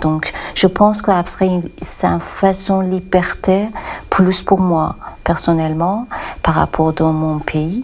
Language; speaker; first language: French; non-native, learner; Persian